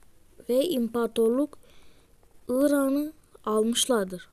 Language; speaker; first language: Turkish; early bilingual, heritage; Turkish